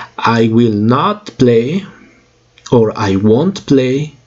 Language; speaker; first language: English; non-native, fluent; Spanish